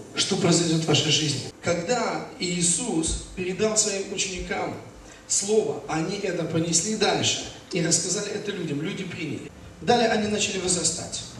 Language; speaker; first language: Russian; native; Russian